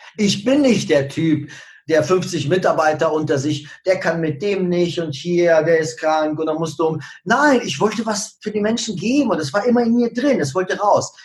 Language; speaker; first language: German; early bilingual, other home language; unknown